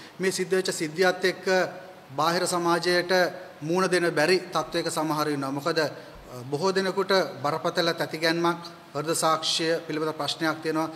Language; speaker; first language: Sinhala; non-native, local second language; Tamil